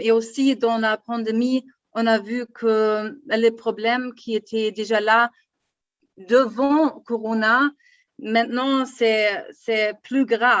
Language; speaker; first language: French; non-native, learner; German